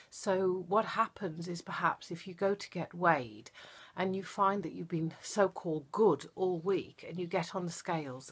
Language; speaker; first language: English; native; English